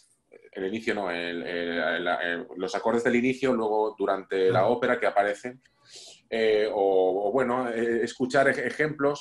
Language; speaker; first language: Spanish; native; Spanish